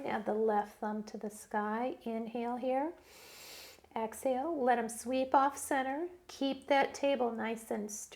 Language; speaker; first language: English; native; English